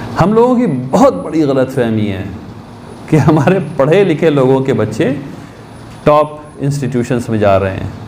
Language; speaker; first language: Urdu; native; Urdu